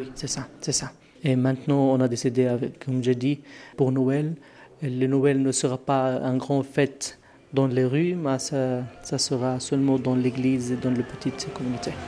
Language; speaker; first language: French; non-native, fluent; Arabic